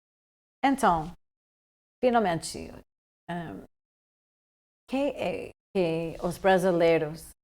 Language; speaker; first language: Portuguese; non-native, fluent; English